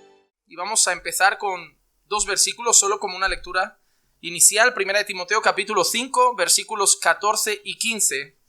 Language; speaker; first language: Spanish; native; Spanish